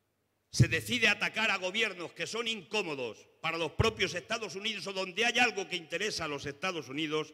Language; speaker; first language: Spanish; native; Spanish